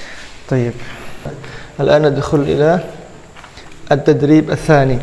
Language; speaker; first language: Arabic; non-native, fluent; Indonesian